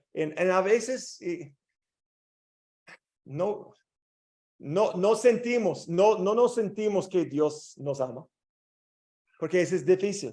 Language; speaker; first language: Spanish; non-native, learner; English